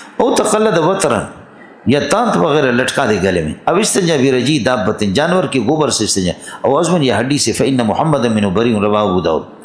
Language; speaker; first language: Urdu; non-native, local second language; Brahui